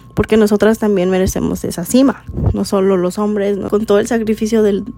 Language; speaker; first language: Spanish; early bilingual, heritage; Spanish